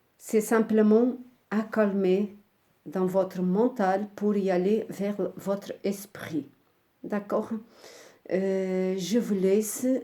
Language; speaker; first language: French; non-native, fluent; Portuguese